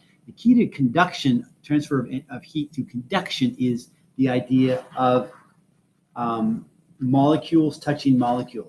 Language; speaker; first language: English; native; English